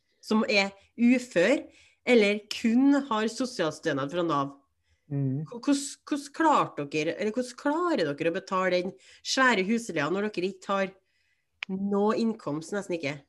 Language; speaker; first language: Norwegian; native; Norwegian